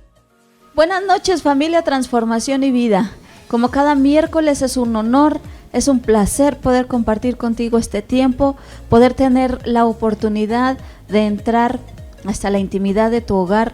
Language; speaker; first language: Spanish; native; Spanish